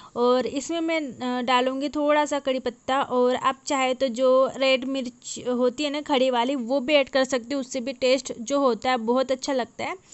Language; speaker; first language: Hindi; non-native, local second language; Marathi